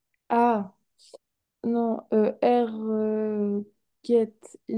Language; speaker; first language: German; non-native, learner; French